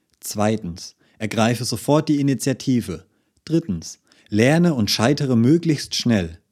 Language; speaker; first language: German; native; German